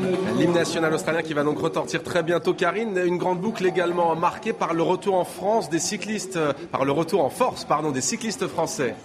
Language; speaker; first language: French; native; French